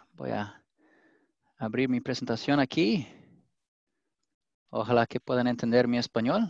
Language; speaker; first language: Spanish; non-native, fluent; English